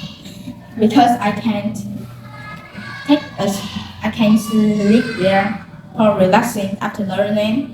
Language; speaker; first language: English; non-native, learner; Vietnamese